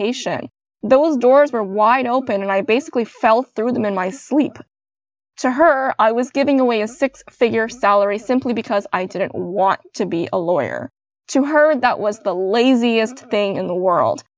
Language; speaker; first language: English; native; English